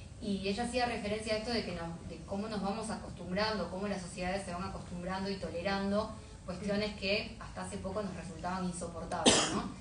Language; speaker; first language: Spanish; native; Spanish